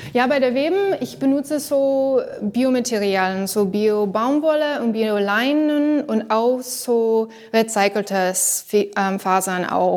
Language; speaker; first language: German; non-native, learner; English